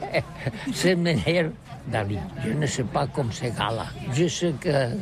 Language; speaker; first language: French; non-native, learner; Catalan